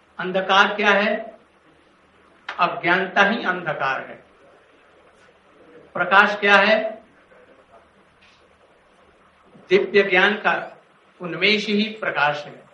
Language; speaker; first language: Hindi; native; Hindi